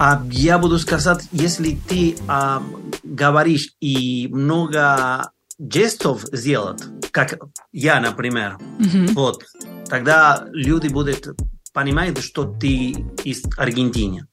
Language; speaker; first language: Russian; non-native, learner; Spanish